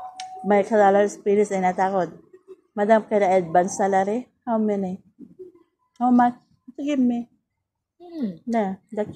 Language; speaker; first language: English; non-native, learner; Filipino